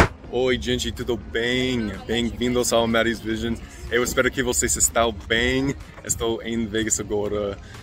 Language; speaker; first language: Portuguese; non-native, learner; English